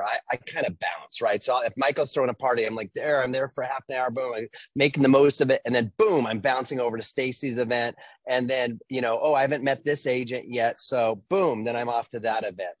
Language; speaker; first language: English; native; English